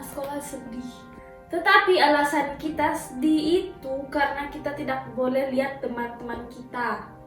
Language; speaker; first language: Indonesian; early bilingual, heritage; Indonesian